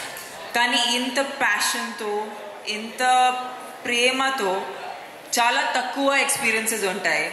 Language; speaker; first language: Telugu; non-native, fluent; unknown